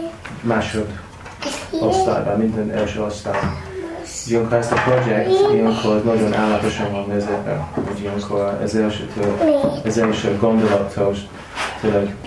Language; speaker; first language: Hungarian; non-native, learner; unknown